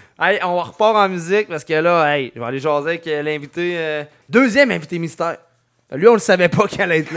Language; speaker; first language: French; native; French